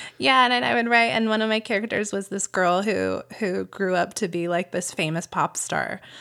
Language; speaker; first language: English; native; English